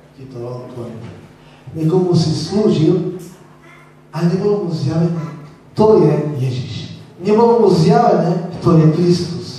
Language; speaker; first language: Slovak; non-native, local second language; Romany